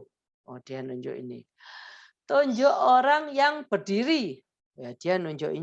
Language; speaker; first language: Indonesian; native; Indonesian